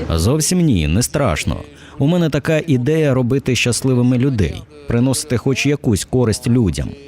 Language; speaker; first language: Ukrainian; non-native, fluent; French